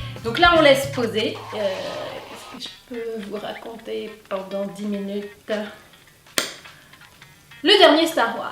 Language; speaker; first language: French; native; French